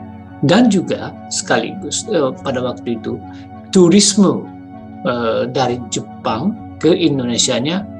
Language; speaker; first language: Indonesian; non-native, fluent; Japanese